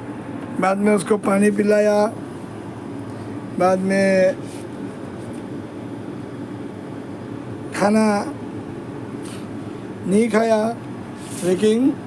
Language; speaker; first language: Hindi; non-native, local second language; Bangla